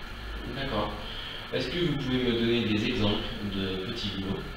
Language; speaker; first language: French; native; French